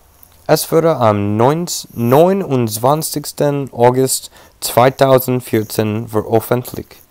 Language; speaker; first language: German; non-native, learner; English